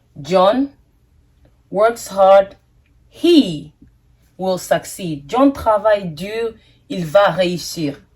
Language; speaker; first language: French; non-native, local second language; Lingala